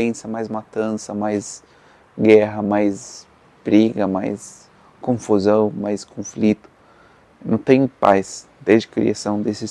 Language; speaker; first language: Portuguese; non-native, fluent; Arabic